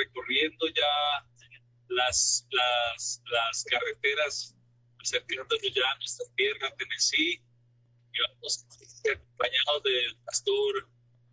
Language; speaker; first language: Spanish; native; Spanish